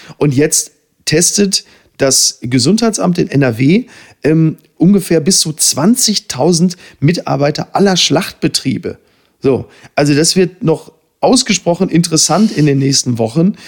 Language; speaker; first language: German; native; German